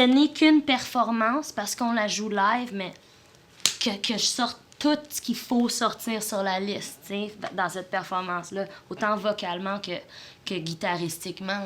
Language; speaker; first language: French; native; French